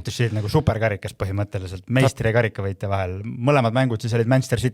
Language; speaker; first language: Estonian; native; Estonian